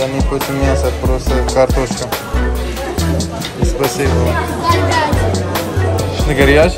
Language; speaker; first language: Russian; non-native, learner; English